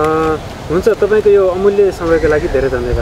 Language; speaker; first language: Nepali; native; Nepali